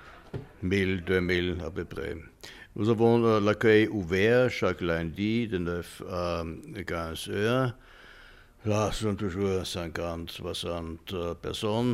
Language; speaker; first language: French; non-native, fluent; German